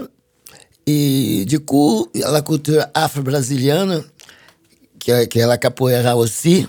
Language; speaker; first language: French; non-native, fluent; Portuguese